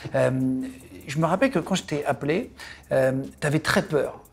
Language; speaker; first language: French; native; French